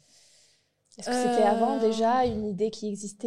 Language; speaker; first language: French; native; French